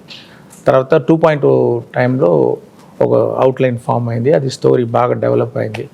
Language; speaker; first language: Telugu; non-native, local second language; Tamil